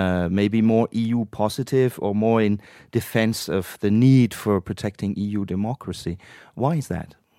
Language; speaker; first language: English; non-native, fluent; Danish